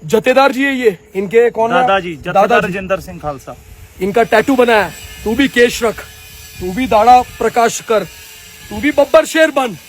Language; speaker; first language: Hindi; native; Hindi